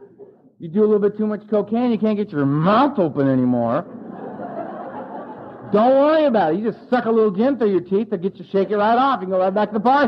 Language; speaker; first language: English; native; English